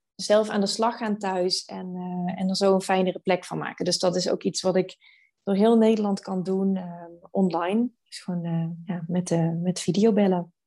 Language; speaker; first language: Dutch; native; Dutch